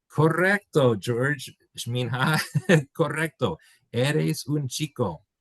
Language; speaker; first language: Spanish; non-native, fluent; English